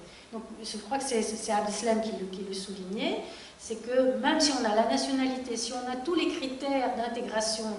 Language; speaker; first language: French; native; French